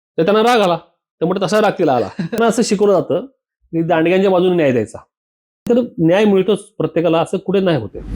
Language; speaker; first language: Marathi; native; Marathi